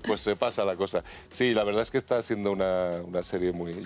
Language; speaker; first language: Spanish; native; Spanish